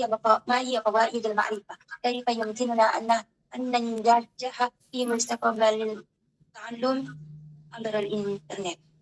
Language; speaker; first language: Arabic; non-native, learner; Indonesian